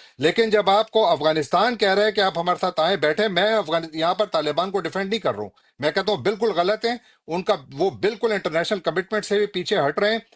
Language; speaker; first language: Urdu; non-native, local second language; Pashto